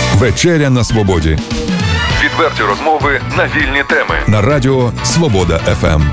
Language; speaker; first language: Ukrainian; native; Ukrainian